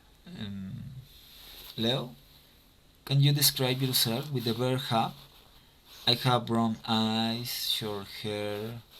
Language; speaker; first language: English; non-native, fluent; Spanish